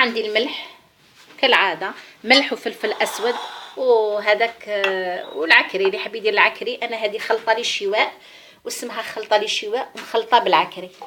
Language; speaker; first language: Arabic; native; Arabic